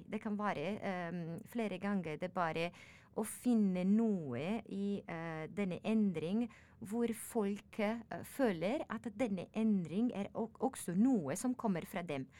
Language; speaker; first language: Norwegian; non-native, learner; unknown